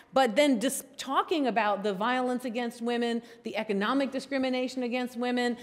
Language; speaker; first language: English; native; English